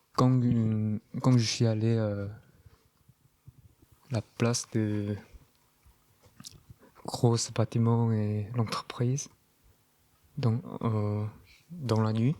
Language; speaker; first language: French; non-native, learner; Korean